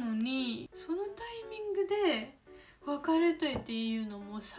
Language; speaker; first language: Japanese; non-native, fluent; Indonesian